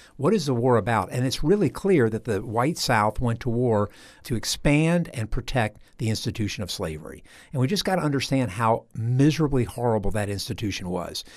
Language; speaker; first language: English; native; English